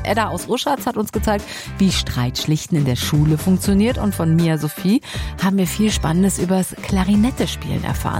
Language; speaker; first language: German; native; German